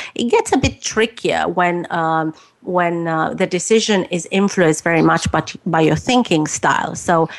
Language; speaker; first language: English; non-native, fluent; Romanian